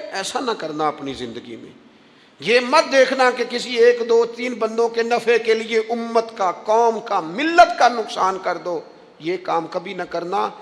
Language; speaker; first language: Urdu; non-native, local second language; Punjabi